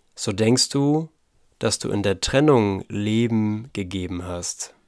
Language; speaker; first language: German; native; German